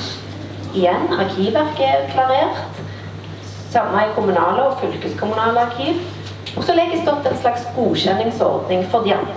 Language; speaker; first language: Norwegian; native; Norwegian